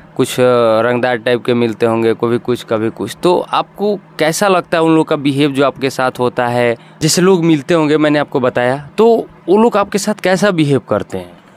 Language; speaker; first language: Hindi; native; Hindi